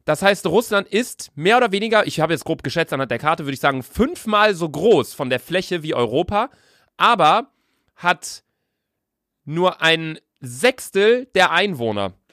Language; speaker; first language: German; native; German